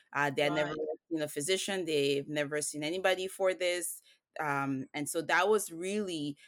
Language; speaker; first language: English; early bilingual, other home language; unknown